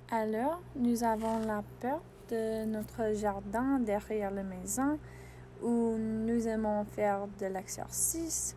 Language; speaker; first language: French; non-native, learner; English